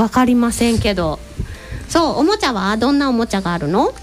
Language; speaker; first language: Japanese; native; Japanese